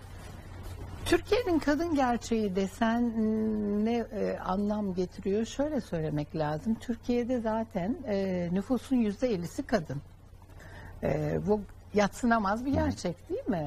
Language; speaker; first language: Turkish; native; Turkish